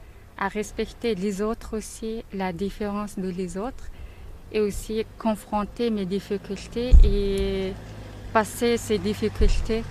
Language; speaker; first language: French; non-native, learner; Mongolian